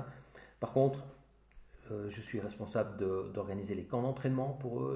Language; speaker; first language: French; native; French